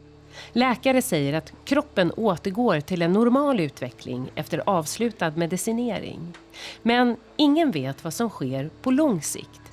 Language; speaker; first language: Swedish; native; Swedish